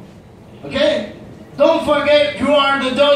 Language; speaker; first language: English; non-native, learner; Spanish